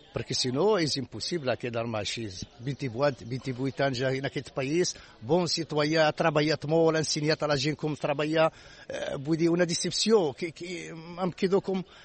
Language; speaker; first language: Catalan; non-native, learner; Arabic